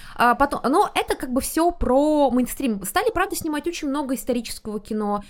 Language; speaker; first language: Russian; native; Russian